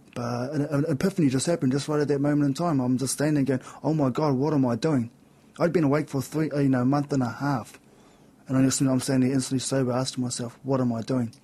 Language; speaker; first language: English; native; English